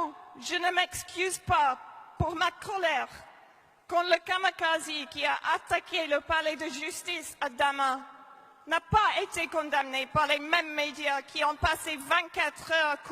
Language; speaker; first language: French; non-native, fluent; English